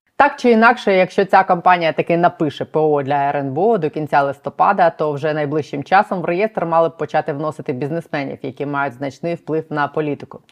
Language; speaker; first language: Ukrainian; native; Ukrainian